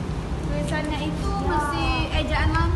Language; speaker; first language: Indonesian; native; Indonesian